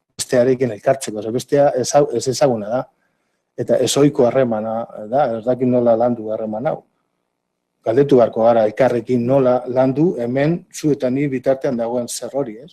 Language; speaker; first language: Basque; native; Basque